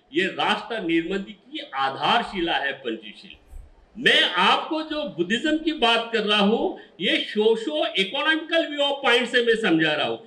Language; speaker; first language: Hindi; non-native, local second language; Marathi